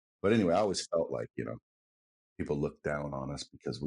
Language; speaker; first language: English; native; English